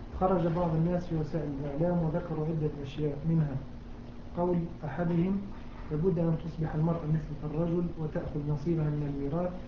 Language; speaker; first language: Arabic; native; Arabic